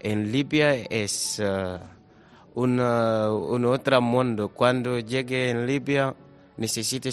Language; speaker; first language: Spanish; non-native, learner; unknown